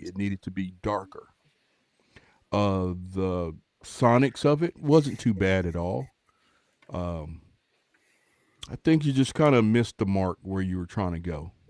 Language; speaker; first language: English; native; English